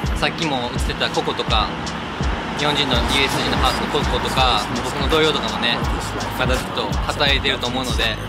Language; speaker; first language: Japanese; native; Japanese